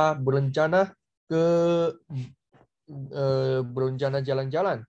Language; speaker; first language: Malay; non-native, fluent; Chinese